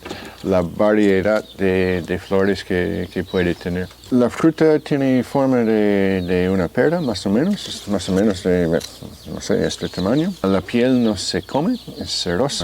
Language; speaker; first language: Spanish; non-native, fluent; English